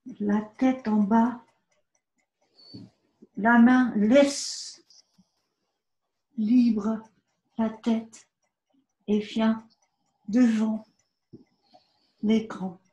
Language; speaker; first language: French; non-native, fluent; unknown